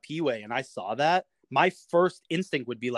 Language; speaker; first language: English; native; English